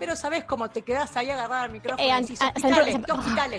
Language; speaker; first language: Spanish; native; Spanish